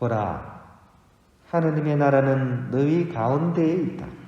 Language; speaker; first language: Korean; native; Korean